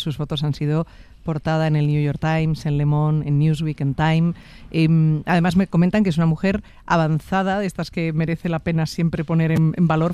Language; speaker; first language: Spanish; native; Spanish